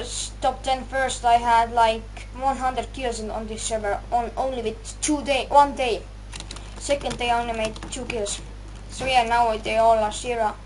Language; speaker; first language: English; non-native, learner; Estonian